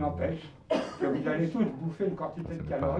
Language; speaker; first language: French; non-native, fluent; Persian